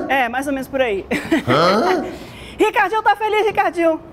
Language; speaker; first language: Portuguese; native; Portuguese